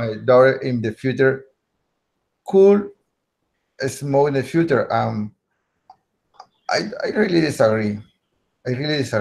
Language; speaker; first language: English; non-native, learner; Spanish